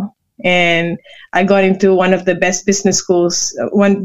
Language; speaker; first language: English; non-native, local second language; Malay